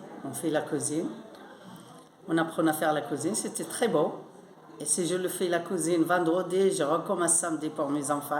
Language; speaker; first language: French; non-native, learner; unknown